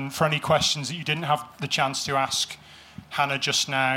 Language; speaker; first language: English; native; English